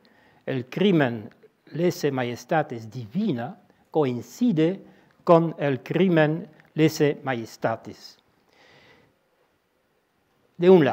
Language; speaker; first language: Spanish; non-native, fluent; Dutch